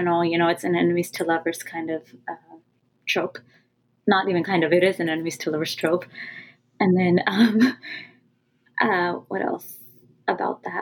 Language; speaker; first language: English; native; English